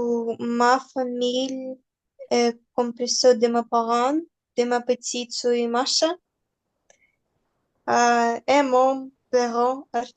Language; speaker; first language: French; non-native, learner; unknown